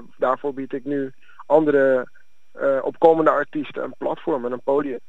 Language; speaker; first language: Dutch; early bilingual, other home language; Akan